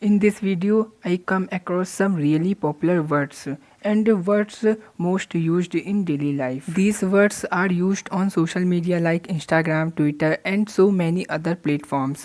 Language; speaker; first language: English; non-native, local second language; Hindi